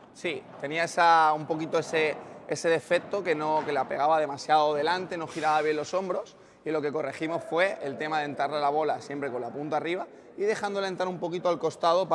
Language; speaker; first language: Spanish; native; Spanish